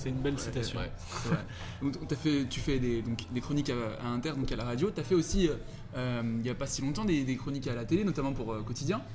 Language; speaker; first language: French; native; French